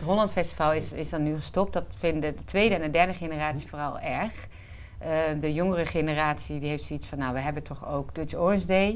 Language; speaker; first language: Dutch; native; Dutch